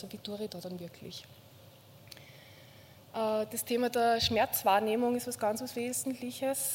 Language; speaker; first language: German; native; German